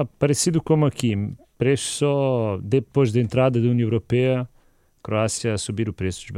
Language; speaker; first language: Portuguese; non-native, learner; Croatian